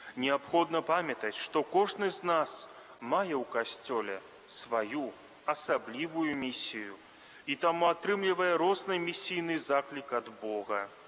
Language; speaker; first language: Belarusian; native; Belarusian